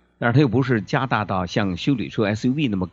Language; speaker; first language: Chinese; native; Chinese